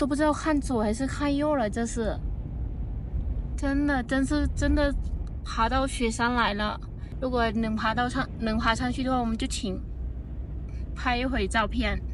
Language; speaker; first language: Chinese; non-native, fluent; Lao